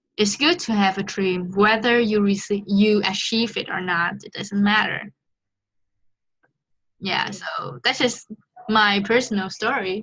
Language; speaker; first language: English; non-native, fluent; Vietnamese